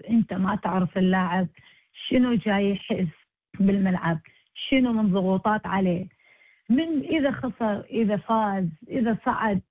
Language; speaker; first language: Arabic; early bilingual, heritage; Arabic